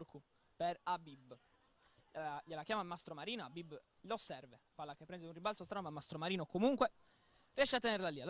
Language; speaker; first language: Italian; native; Italian